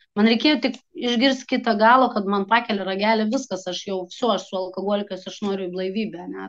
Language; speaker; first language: Lithuanian; non-native, local second language; Russian